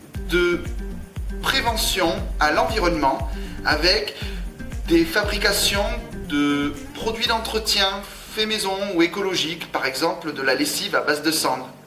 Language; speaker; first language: French; native; French